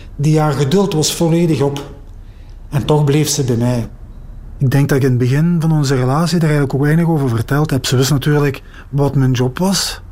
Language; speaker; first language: Dutch; native; Dutch